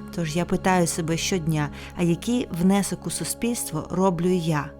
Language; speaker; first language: Ukrainian; non-native, local second language; Russian